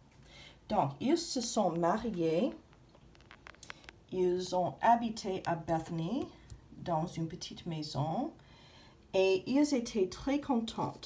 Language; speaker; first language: French; non-native, fluent; English